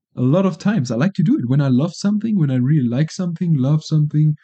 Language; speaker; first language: English; non-native, fluent; German